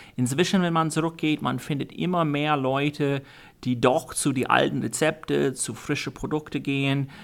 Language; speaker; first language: German; non-native, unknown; English